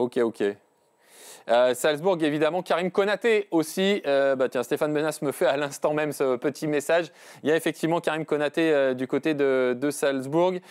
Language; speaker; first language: French; native; French